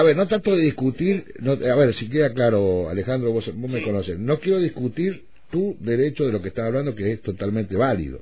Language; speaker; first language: Spanish; native; Spanish